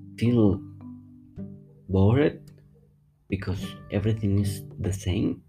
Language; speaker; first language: English; non-native, fluent; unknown